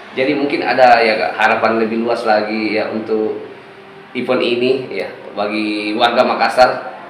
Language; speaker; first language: Indonesian; native; Indonesian